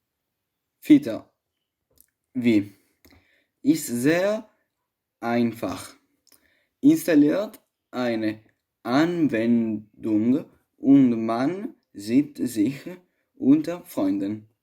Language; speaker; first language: German; non-native, learner; Italian